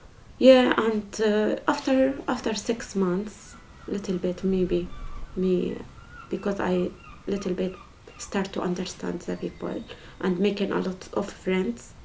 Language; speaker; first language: English; non-native, learner; Arabic